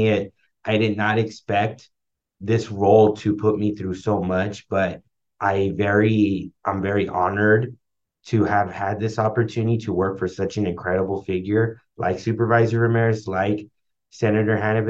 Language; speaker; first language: English; early bilingual, other home language; Spanish